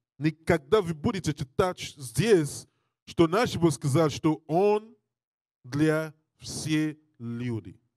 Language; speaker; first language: Russian; non-native, learner; English